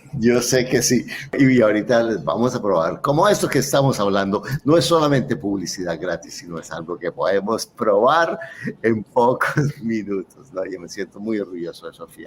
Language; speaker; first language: Spanish; native; Spanish